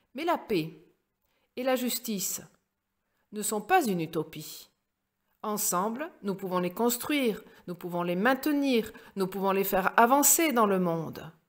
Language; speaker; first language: French; native; French